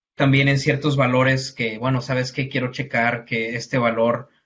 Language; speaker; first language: Spanish; native; Spanish